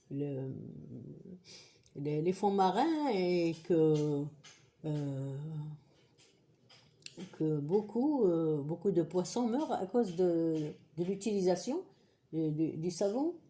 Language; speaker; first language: French; non-native, local second language; Kabyle